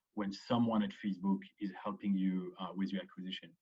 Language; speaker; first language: English; early bilingual, other home language; French